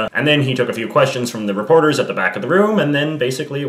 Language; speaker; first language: English; native; English